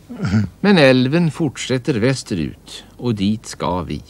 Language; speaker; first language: Swedish; native; Swedish